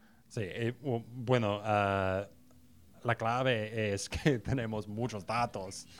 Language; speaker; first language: Spanish; non-native, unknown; English